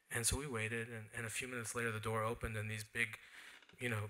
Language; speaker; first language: English; native; English